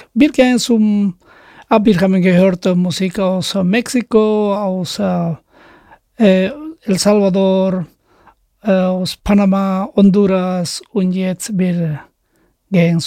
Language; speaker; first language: German; non-native, learner; Spanish